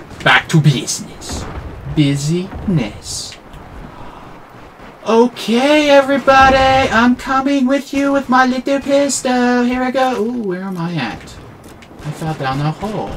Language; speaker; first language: English; native; English